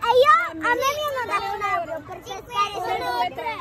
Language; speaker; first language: Italian; non-native, learner; Filipino